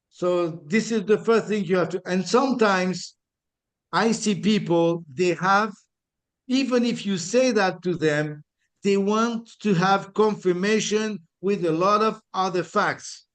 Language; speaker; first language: English; non-native, fluent; French